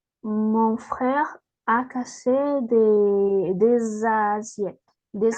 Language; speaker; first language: French; non-native, learner; Spanish